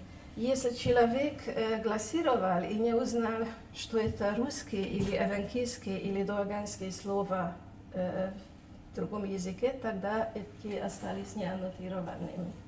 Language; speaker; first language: Russian; non-native, fluent; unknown